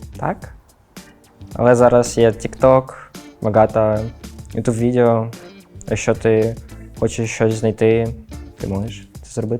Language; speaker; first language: Ukrainian; non-native, local second language; Russian